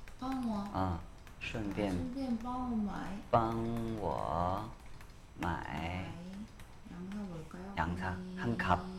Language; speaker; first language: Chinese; non-native, learner; Korean